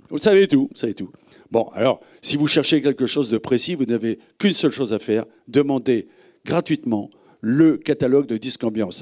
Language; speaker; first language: French; native; French